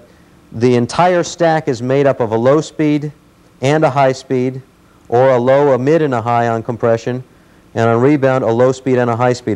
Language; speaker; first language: English; native; English